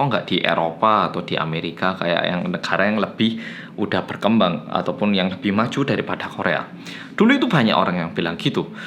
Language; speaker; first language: Indonesian; non-native, fluent; Korean